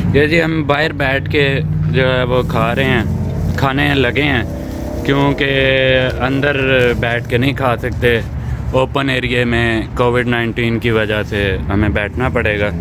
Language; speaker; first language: Urdu; non-native, local second language; Punjabi